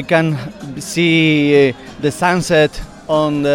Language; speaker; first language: English; non-native, fluent; Spanish